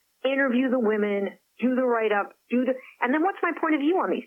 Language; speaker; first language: English; non-native, fluent; French